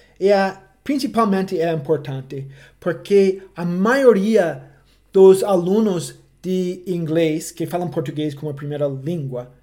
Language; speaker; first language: Portuguese; non-native, fluent; English